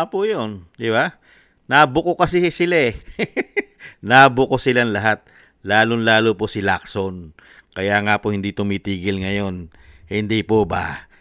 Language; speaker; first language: Filipino; native; Filipino